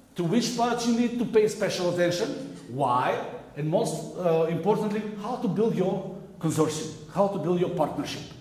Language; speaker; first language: English; non-native, fluent; Macedonian